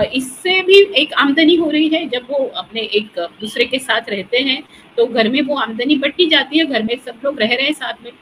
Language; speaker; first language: Hindi; non-native, local second language; Marathi